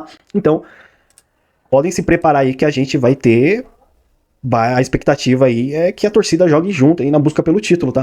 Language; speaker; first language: Portuguese; native; Portuguese